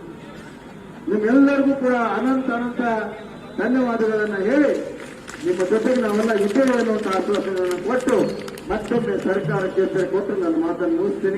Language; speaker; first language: Kannada; native; Kannada